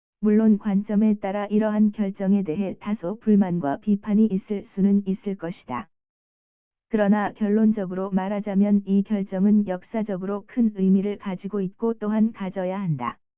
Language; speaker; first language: Korean; native; Korean